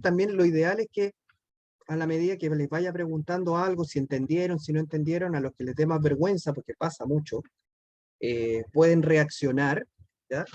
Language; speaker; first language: Spanish; native; Spanish